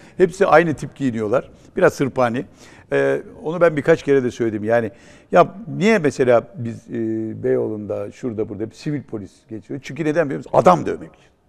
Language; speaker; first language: Turkish; native; Turkish